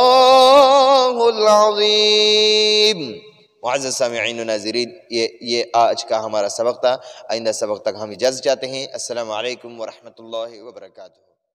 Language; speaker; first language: Urdu; non-native, local second language; Pashto